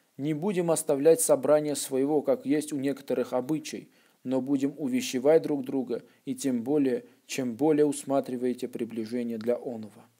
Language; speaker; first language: Russian; non-native, local second language; Armenian